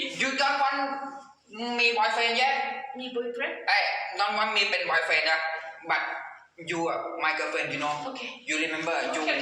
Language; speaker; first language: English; non-native, learner; Thai